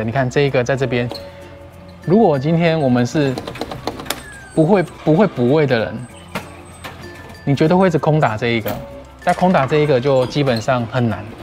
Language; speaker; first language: Chinese; native; Chinese